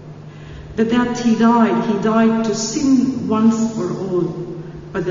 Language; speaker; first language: English; non-native, local second language; Telugu